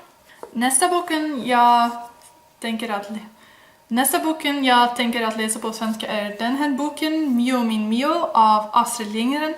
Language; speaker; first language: Swedish; non-native, learner; Dutch